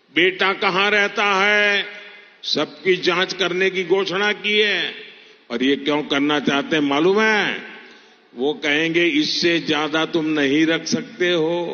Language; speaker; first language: Hindi; non-native, local second language; Gujarati